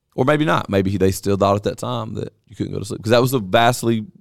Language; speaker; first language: English; native; English